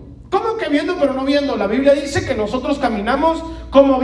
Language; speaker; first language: Spanish; native; Spanish